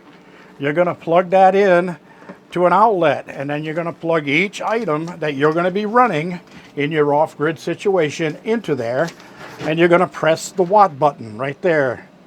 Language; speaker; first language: English; native; English